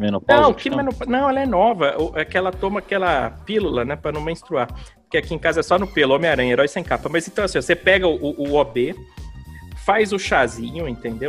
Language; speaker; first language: Portuguese; native; Portuguese